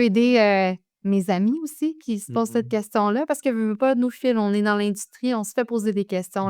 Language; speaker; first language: French; native; French